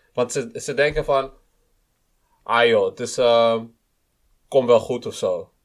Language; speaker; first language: Dutch; early bilingual, other home language; Kinyarwanda